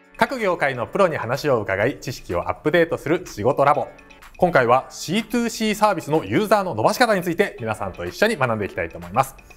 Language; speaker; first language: Japanese; native; Japanese